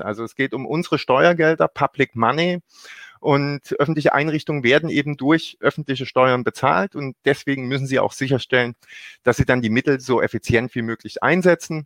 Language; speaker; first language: German; native; German